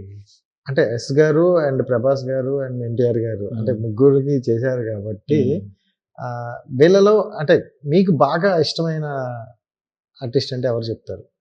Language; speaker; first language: Telugu; native; Telugu